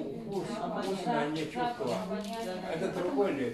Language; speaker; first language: Russian; non-native, learner; Chinese